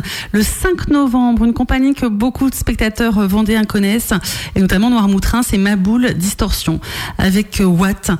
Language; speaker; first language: French; native; French